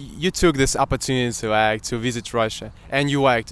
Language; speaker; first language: English; non-native, fluent; Russian